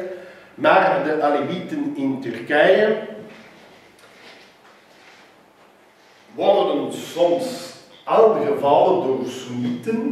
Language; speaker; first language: Dutch; non-native, local second language; French